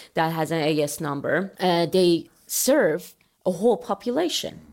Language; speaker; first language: English; non-native, fluent; Persian